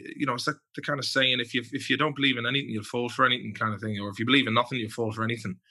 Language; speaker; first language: English; native; English